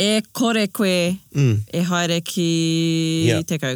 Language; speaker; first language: Māori; non-native, local second language; English